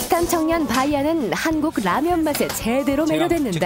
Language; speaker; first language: Korean; native; Korean